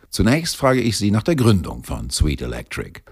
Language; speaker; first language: German; native; German